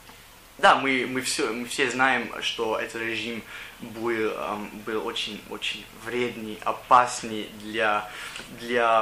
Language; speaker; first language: Russian; non-native, learner; English